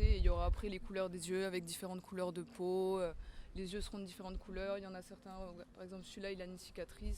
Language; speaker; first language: French; native; French